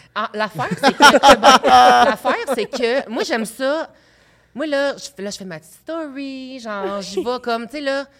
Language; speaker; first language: French; native; French